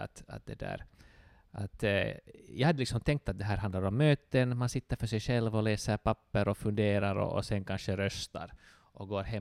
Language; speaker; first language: Swedish; native; Swedish